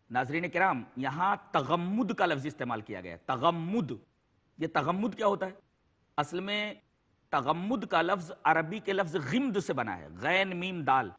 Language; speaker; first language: Urdu; native; Urdu